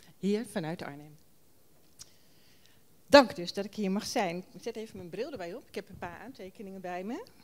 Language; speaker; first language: Dutch; native; Dutch